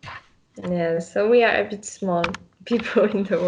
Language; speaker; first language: English; non-native, learner; Polish